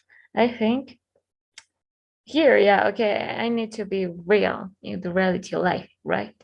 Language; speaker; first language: English; non-native, learner; Spanish